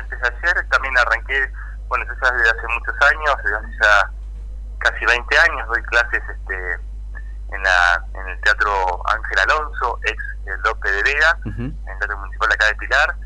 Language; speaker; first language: Spanish; native; Spanish